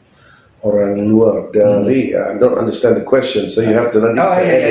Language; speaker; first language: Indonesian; non-native, fluent; English